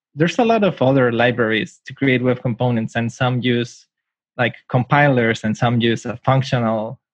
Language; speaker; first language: English; non-native, fluent; Spanish